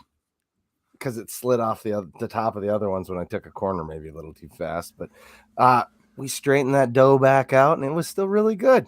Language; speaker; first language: English; native; English